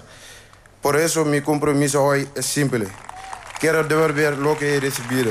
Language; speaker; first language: Spanish; non-native, learner; Wolof